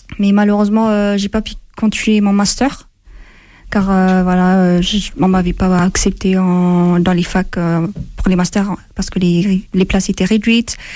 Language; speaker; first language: French; non-native, fluent; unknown